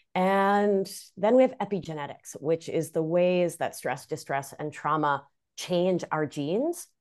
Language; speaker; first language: English; early bilingual, other home language; Spanish